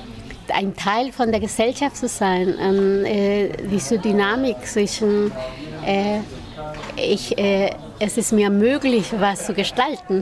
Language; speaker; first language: German; non-native, fluent; Spanish